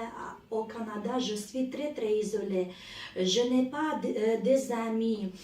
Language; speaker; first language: French; non-native, learner; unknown